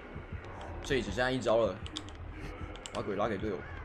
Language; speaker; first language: Chinese; native; Chinese